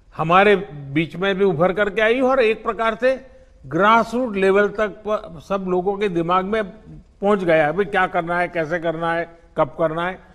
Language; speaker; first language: Hindi; non-native, local second language; Gujarati